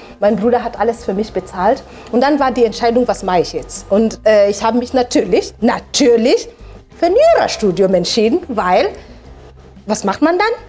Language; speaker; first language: German; non-native, fluent; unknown